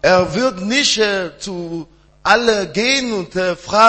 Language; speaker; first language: German; non-native, learner; French